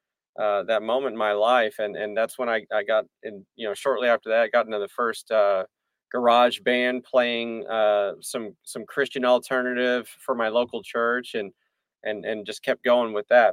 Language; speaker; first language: English; native; English